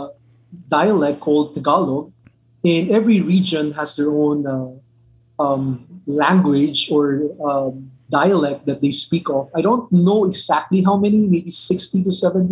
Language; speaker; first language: English; non-native, local second language; Min Nan Chinese